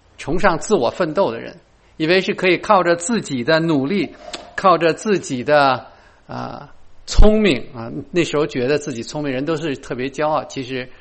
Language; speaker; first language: Chinese; native; Chinese